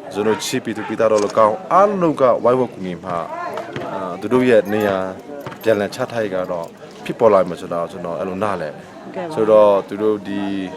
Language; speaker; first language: Burmese; non-native, local second language; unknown